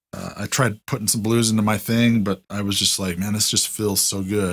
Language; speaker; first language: English; native; English